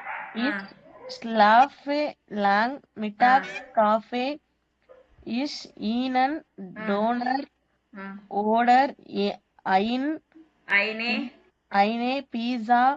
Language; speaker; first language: German; non-native, learner; Tamil